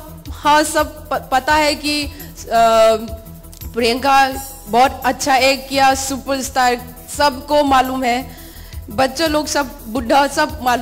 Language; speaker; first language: Hindi; non-native, local second language; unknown